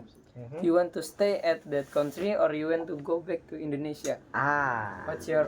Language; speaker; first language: English; non-native, learner; Indonesian